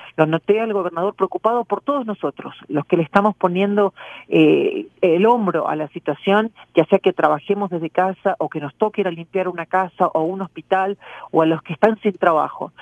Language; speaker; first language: Spanish; native; Spanish